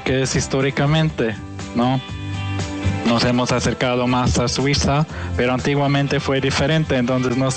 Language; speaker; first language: Spanish; non-native, fluent; German